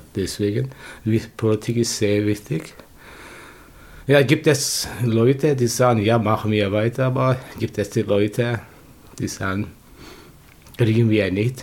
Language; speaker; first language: German; non-native, learner; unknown